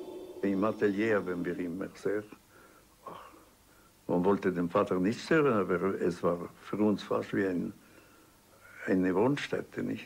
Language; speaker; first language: German; non-native, local second language; Italian